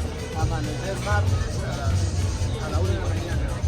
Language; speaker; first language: Spanish; native; Spanish